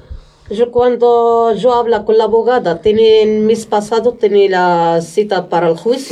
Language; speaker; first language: Spanish; non-native, learner; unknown